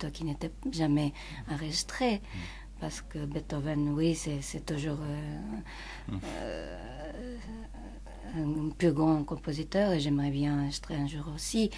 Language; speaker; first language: French; non-native, fluent; Japanese